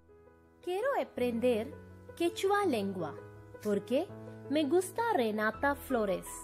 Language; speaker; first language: Spanish; non-native, learner; Hindi